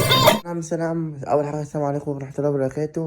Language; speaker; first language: Arabic; native; Arabic